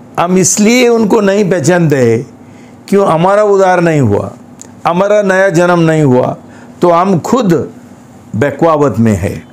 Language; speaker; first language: Hindi; non-native, local second language; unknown